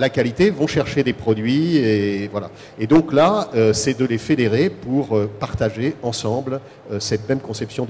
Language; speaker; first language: French; native; French